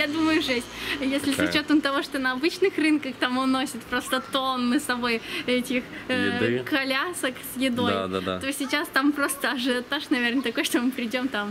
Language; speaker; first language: Russian; native; Russian